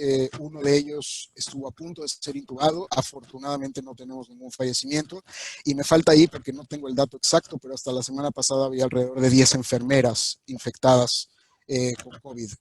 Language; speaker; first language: Spanish; native; Spanish